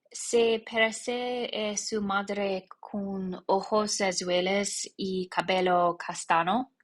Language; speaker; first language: Spanish; non-native, learner; English